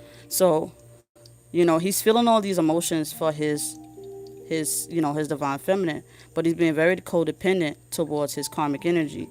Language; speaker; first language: English; native; English